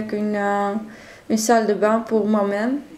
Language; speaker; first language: French; non-native, learner; Dutch